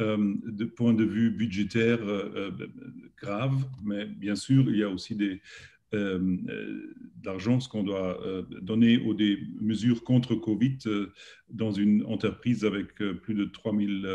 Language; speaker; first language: French; non-native, learner; German